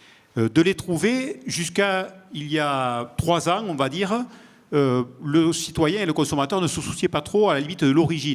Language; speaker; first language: French; native; French